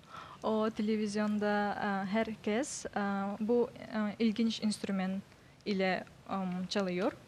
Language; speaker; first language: Turkish; non-native, learner; Yakut